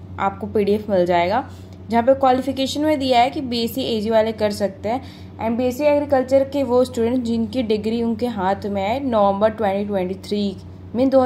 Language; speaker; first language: Hindi; native; Hindi